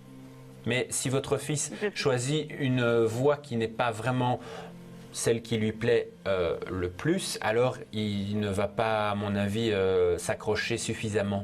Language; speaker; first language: French; native; French